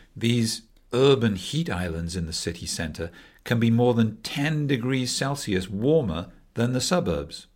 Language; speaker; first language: English; native; English